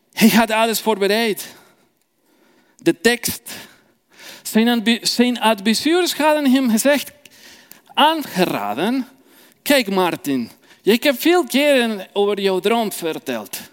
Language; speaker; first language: Dutch; non-native, fluent; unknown